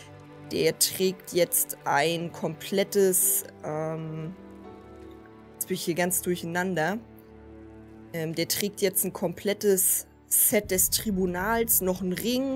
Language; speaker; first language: German; native; German